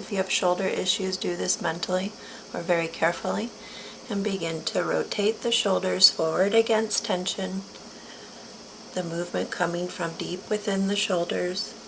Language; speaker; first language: English; native; English